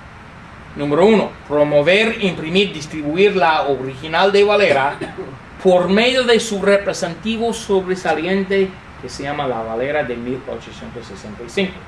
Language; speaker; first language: Spanish; non-native, fluent; English